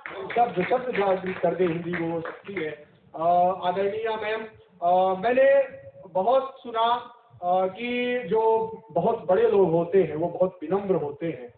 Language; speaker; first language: Hindi; native; Hindi